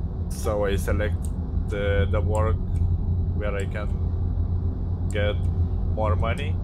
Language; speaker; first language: English; non-native, learner; Lithuanian